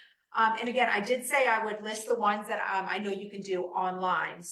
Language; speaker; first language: English; native; English